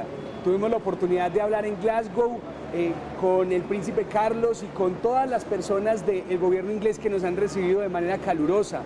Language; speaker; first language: Spanish; native; Spanish